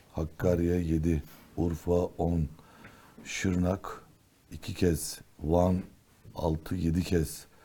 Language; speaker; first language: Turkish; non-native, local second language; Kurdish